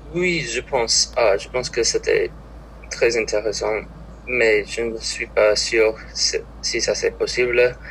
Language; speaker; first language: French; non-native, learner; English